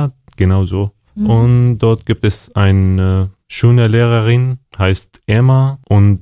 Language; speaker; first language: German; non-native, learner; Arabic